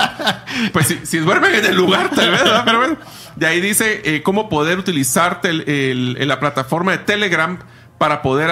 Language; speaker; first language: Spanish; native; Spanish